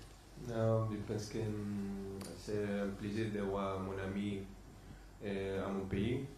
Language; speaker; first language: French; non-native, fluent; Spanish